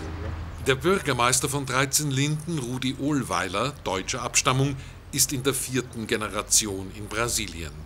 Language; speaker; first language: German; native; German